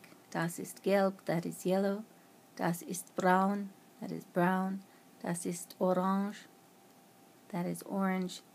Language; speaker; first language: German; non-native, learner; English